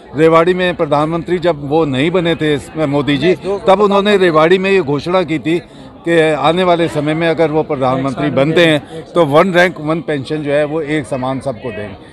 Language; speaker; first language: Hindi; native; Hindi